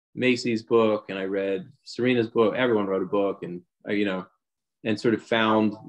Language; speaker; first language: English; native; English